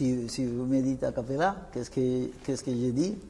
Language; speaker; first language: French; non-native, fluent; Spanish